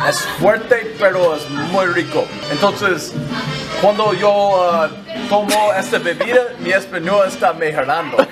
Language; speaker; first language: Spanish; non-native, learner; English